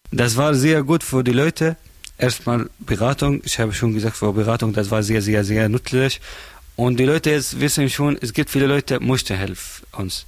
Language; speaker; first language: German; non-native, learner; Arabic